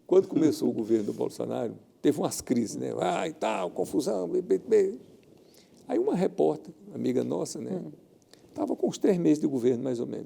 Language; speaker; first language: Portuguese; native; Portuguese